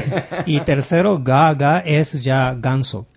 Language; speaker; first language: Spanish; non-native, fluent; Japanese